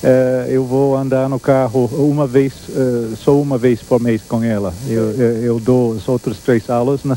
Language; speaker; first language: Portuguese; non-native, fluent; English